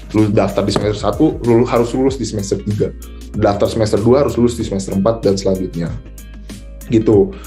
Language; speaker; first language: Indonesian; native; Indonesian